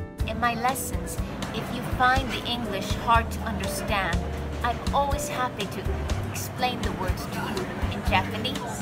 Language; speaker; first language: English; early bilingual, other home language; Japanese